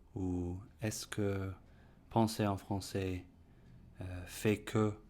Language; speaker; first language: French; non-native, fluent; English